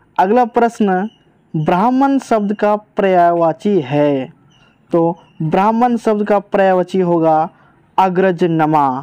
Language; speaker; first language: Hindi; native; Hindi